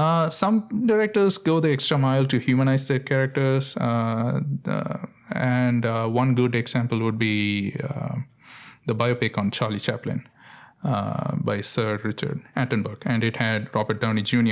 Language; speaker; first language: English; non-native, local second language; Tamil